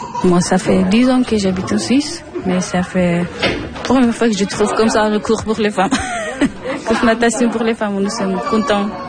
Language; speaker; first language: French; non-native, learner; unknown